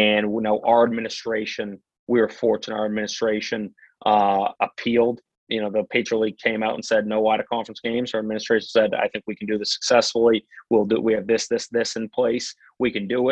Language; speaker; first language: English; native; English